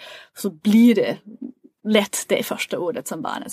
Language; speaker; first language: Swedish; non-native, fluent; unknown